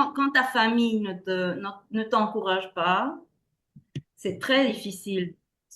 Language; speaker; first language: French; non-native, fluent; Spanish